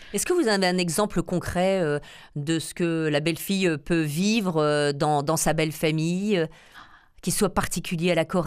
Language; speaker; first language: French; native; French